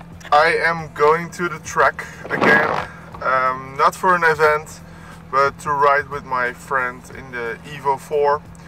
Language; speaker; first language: English; non-native, fluent; Dutch